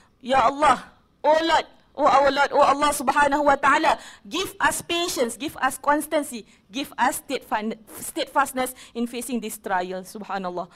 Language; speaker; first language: English; non-native, local second language; Malay